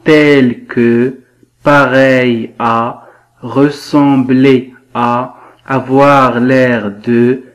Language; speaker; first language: French; non-native, local second language; Arabic